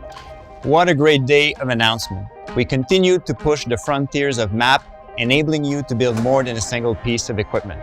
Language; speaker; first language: English; non-native, local second language; French